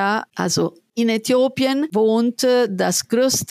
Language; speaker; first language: German; non-native, fluent; Italian